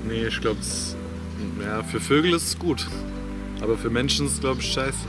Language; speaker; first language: German; native; German